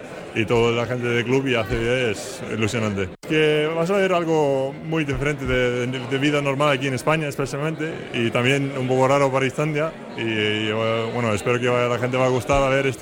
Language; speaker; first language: Spanish; non-native, fluent; Icelandic